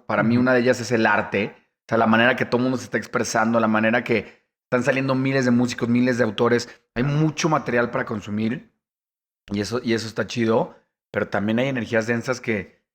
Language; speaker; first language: Spanish; native; Spanish